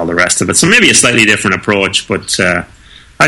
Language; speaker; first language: English; native; English